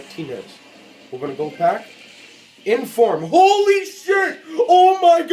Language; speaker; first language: English; native; English